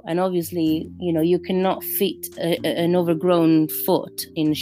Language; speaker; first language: English; non-native, fluent; Italian